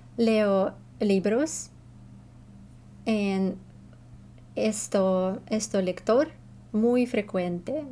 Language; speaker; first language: Spanish; non-native, learner; Russian